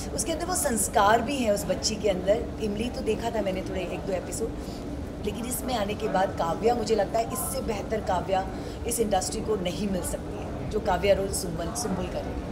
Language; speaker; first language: Hindi; native; Hindi